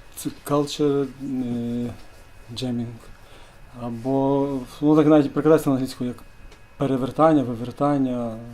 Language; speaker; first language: Ukrainian; native; Ukrainian